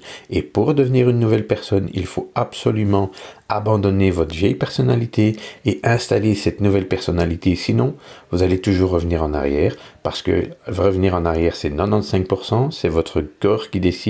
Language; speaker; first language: French; native; French